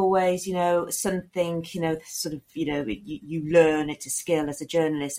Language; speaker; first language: English; native; English